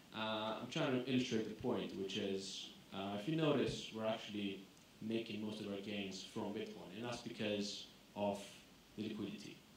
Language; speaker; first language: English; non-native, fluent; Greek